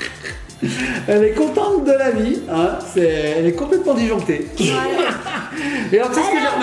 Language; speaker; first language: French; native; French